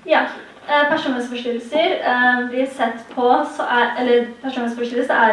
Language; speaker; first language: Norwegian; early bilingual, heritage; Tigrinya